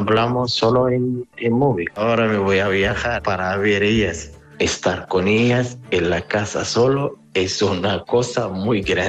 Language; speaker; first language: Spanish; non-native, learner; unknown